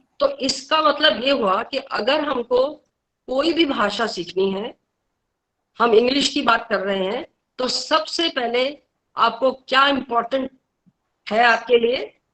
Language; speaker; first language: Hindi; native; Hindi